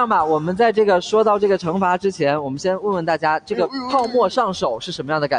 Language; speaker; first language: Chinese; native; Chinese